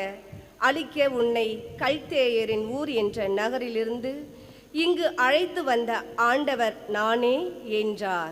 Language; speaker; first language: Tamil; native; Tamil